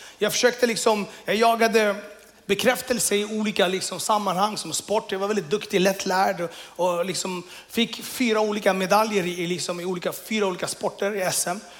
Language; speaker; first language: Swedish; early bilingual, other home language; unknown